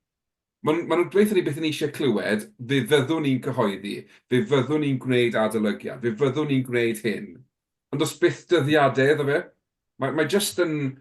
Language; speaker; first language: Welsh; native; Welsh